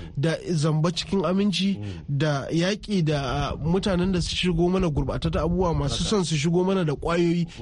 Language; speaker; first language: Hausa; native; Hausa